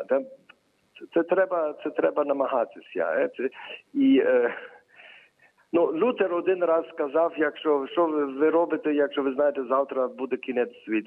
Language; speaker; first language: Ukrainian; early bilingual, heritage; Ukrainian